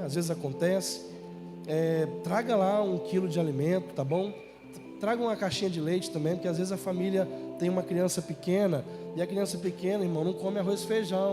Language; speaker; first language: Portuguese; native; Portuguese